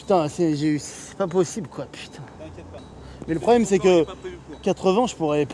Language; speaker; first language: French; native; French